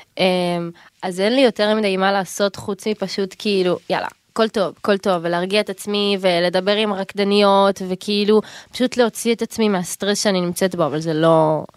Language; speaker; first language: Hebrew; native; Hebrew